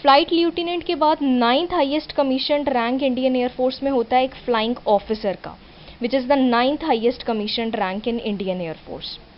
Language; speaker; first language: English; non-native, local second language; Hindi